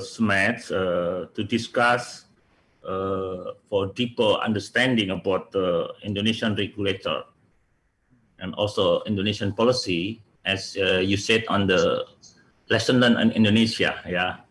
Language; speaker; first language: English; non-native, learner; Indonesian